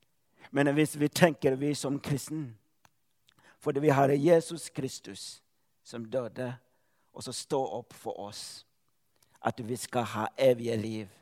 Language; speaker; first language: Norwegian; non-native, learner; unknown